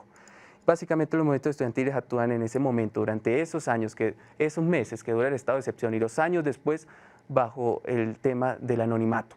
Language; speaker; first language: Spanish; native; Spanish